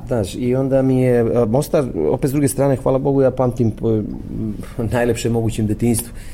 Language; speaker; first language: Serbian; native; Serbian